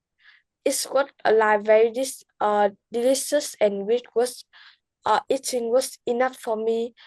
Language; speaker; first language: English; non-native, learner; Vietnamese